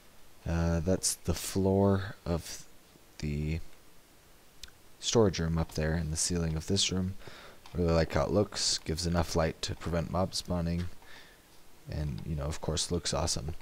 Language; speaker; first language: English; native; English